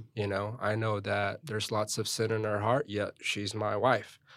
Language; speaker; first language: English; early bilingual, other home language; Korean